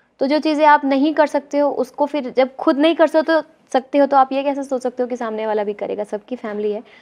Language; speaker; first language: Hindi; native; Hindi